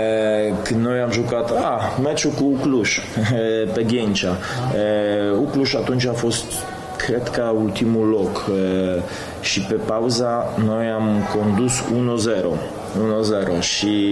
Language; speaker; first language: Romanian; non-native, fluent; Polish